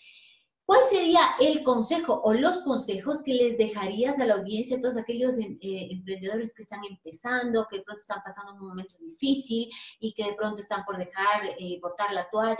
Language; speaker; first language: Spanish; native; Spanish